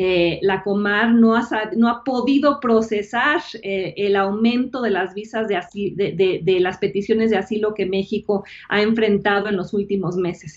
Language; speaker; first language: Spanish; native; Spanish